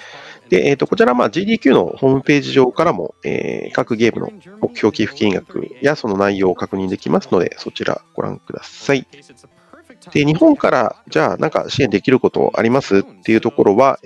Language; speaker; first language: Japanese; native; Japanese